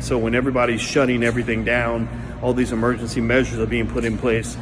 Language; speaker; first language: English; native; English